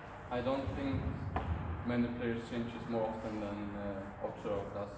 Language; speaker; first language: English; non-native, fluent; Swedish